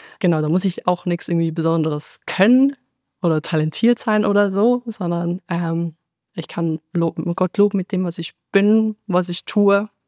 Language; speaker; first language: German; native; German